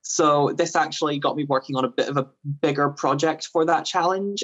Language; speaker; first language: English; native; English